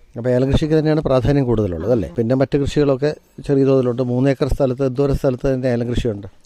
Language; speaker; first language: Malayalam; native; Malayalam